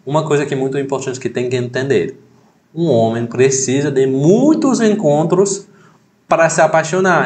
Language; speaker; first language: Portuguese; non-native, fluent; French